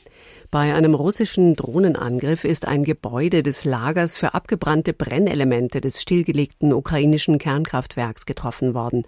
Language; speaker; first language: German; native; German